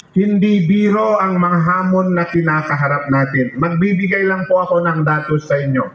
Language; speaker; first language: Filipino; non-native, local second language; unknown